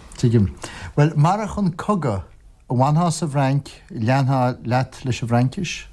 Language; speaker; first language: Irish; native; Irish